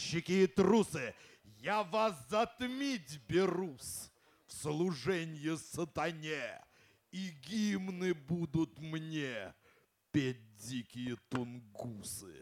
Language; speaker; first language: Russian; native; Russian